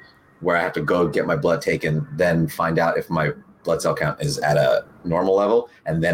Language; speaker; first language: English; early bilingual, other home language; Spanish